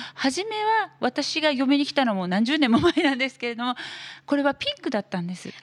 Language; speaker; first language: Japanese; native; Japanese